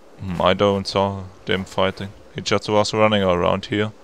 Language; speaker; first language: English; non-native, fluent; German